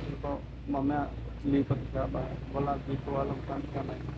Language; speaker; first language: Filipino; non-native, learner; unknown